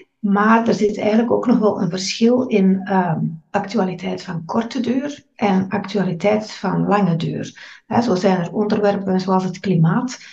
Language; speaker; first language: Dutch; native; Dutch